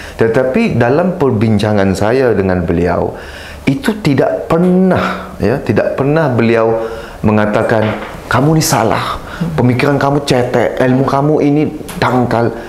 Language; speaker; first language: Malay; native; Malay